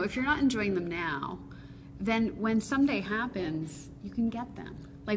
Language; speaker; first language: English; native; English